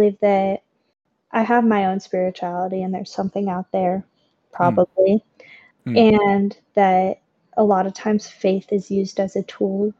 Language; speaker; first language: English; native; English